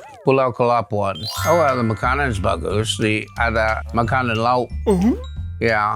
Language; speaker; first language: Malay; non-native, learner; English